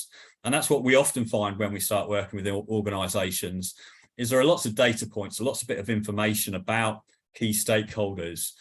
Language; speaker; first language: English; native; English